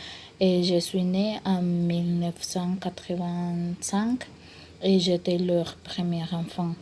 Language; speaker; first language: French; non-native, learner; Spanish